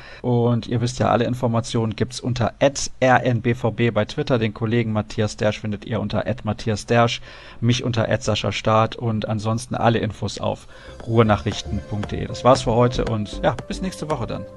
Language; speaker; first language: German; native; German